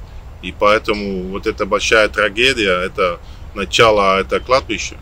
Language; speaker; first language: Russian; non-native, learner; Dutch